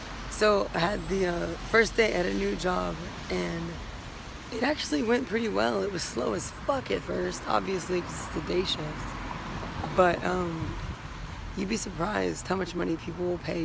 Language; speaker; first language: English; native; English